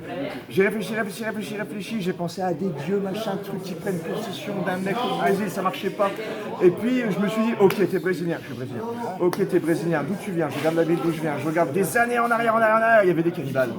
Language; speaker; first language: French; native; French